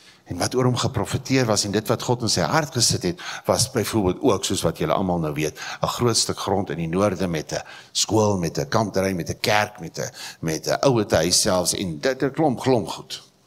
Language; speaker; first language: Afrikaans; native; Afrikaans